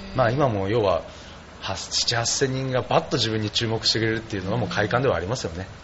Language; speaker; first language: Japanese; native; Japanese